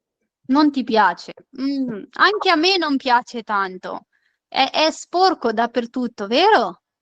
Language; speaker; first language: Italian; non-native, fluent; Urdu